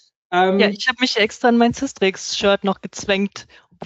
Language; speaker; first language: German; native; German